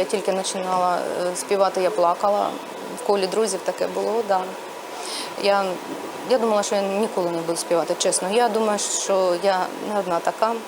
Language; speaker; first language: Ukrainian; non-native, local second language; Russian